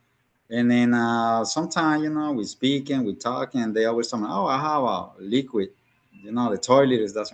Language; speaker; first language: English; non-native, fluent; Spanish